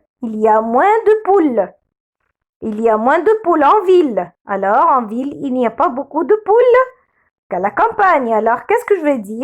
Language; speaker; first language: French; non-native, fluent; Arabic